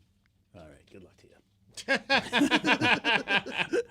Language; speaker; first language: English; native; English